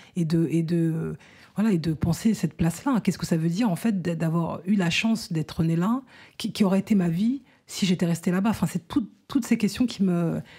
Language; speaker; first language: French; native; French